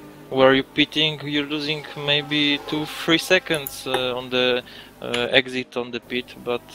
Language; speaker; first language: English; non-native, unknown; Polish